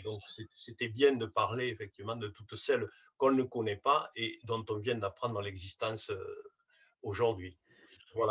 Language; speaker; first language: French; native; French